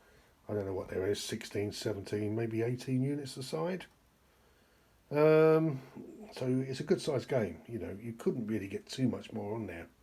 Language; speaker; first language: English; native; English